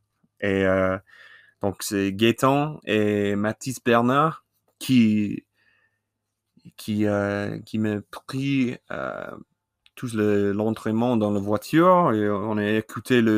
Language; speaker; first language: French; non-native, learner; English